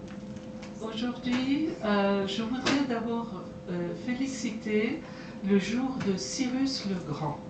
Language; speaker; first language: French; non-native, fluent; Persian